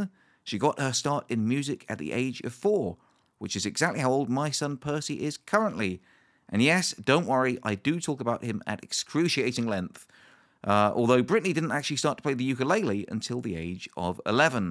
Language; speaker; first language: English; native; English